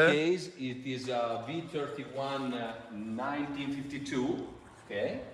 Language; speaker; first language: English; non-native, fluent; Italian